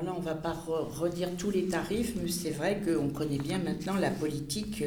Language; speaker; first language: French; native; French